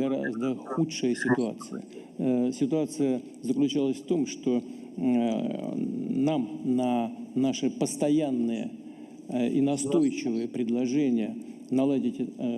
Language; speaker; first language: Russian; native; Russian